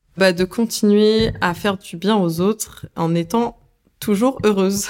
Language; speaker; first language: French; early bilingual, other home language; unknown